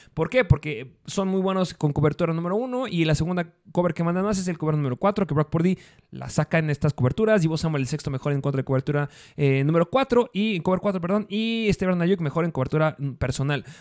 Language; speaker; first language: Spanish; native; Spanish